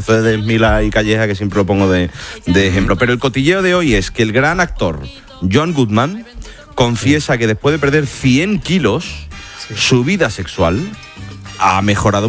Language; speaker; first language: Spanish; native; Spanish